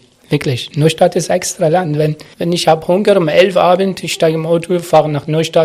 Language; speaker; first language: German; non-native, learner; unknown